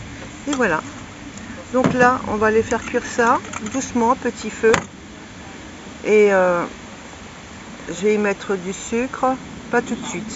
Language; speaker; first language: French; native; French